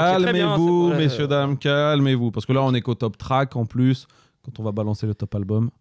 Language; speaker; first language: French; native; French